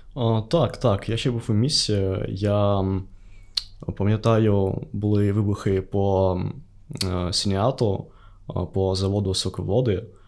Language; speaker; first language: Ukrainian; non-native, local second language; Russian